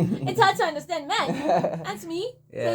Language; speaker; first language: English; non-native, local second language; Zulu